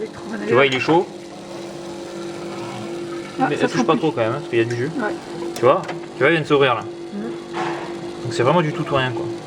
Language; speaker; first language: French; native; French